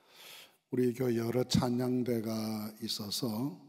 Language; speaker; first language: Korean; native; Korean